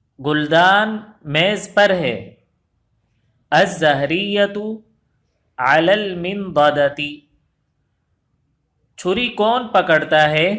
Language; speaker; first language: Urdu; native; Urdu